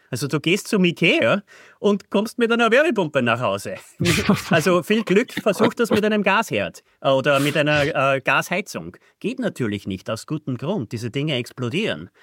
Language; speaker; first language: German; native; German